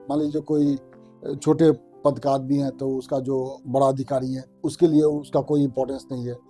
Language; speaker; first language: Hindi; non-native, local second language; Maithili